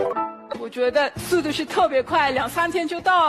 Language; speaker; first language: Chinese; non-native, fluent; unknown